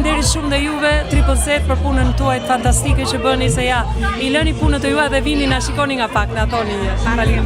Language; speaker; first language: Albanian; native; Albanian